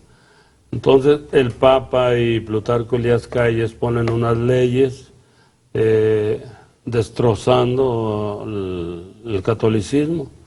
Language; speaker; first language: Spanish; native; Spanish